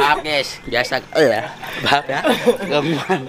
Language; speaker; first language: Indonesian; non-native, local second language; Sundanese